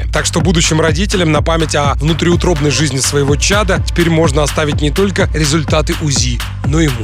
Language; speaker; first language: Russian; native; Russian